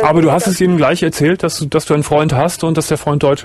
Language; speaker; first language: German; native; German